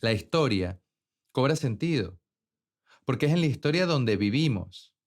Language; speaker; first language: Spanish; native; Spanish